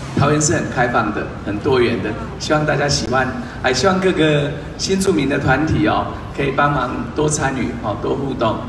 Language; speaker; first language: Chinese; native; Chinese